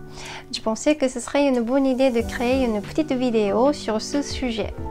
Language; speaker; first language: French; non-native, fluent; Japanese